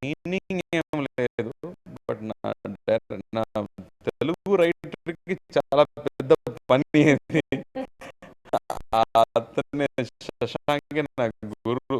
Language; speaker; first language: Telugu; non-native, learner; Tamil